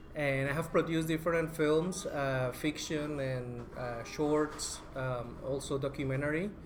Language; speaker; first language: English; non-native, fluent; Spanish